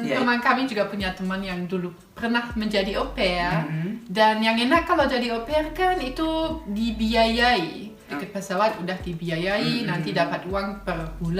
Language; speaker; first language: Indonesian; non-native, fluent; German